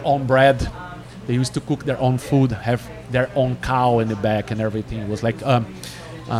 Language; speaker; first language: English; non-native, fluent; Portuguese